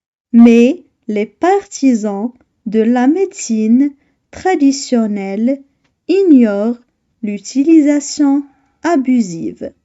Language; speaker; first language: French; non-native, local second language; Arabic